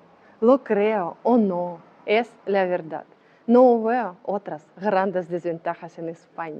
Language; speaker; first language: Spanish; non-native, learner; Russian